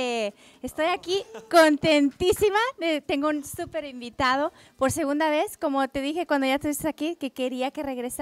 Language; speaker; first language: Spanish; native; Spanish